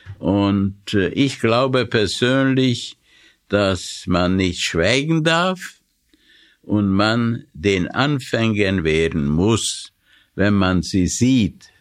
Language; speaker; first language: German; non-native, fluent; Hungarian